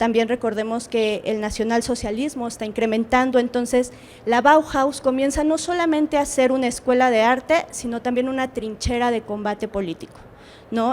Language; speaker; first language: Spanish; native; Spanish